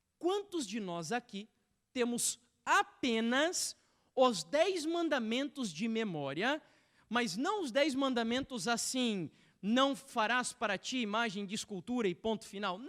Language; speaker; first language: Portuguese; native; Portuguese